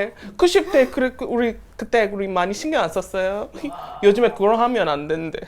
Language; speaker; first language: Korean; non-native, fluent; English